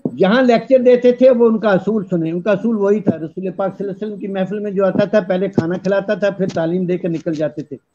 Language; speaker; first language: Urdu; non-native, local second language; Punjabi